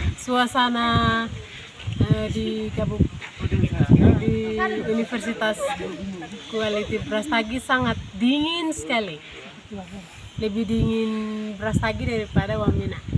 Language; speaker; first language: Indonesian; non-native, local second language; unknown